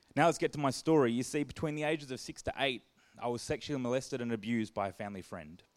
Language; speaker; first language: English; native; English